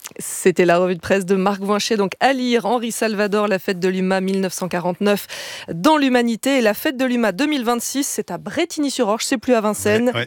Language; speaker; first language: French; native; French